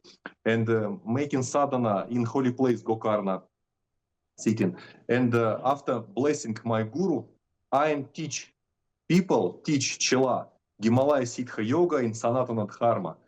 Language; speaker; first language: English; non-native, learner; Russian